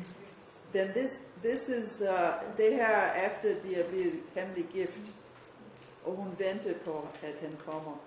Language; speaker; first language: Danish; non-native, fluent; English